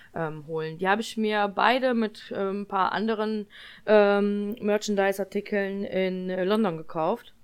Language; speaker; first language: German; early bilingual, other home language; Polish